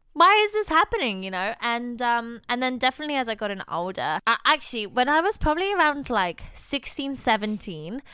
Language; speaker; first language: English; non-native, fluent; Polish